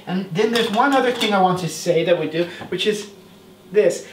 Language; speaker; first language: English; native; English